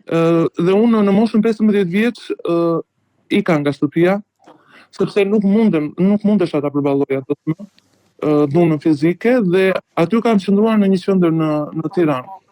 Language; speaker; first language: Albanian; native; Albanian